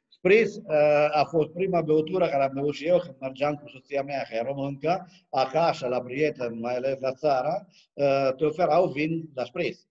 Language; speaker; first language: Romanian; non-native, fluent; Italian